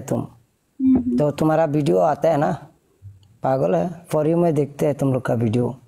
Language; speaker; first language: Hindi; non-native, fluent; Bangla